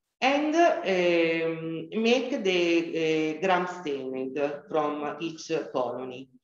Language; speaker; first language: English; non-native, learner; Italian